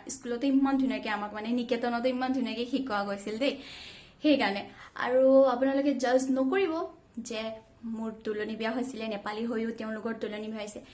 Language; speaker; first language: Assamese; non-native, local second language; Nepali